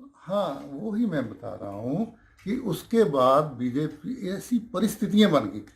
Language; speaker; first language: Hindi; non-native, local second language; Punjabi